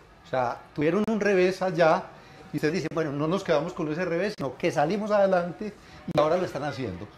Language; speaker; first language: Spanish; native; Spanish